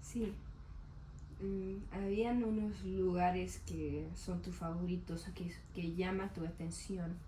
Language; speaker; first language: Spanish; non-native, learner; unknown